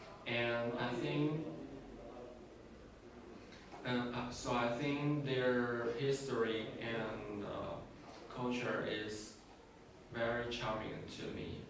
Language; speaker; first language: English; non-native, learner; Chinese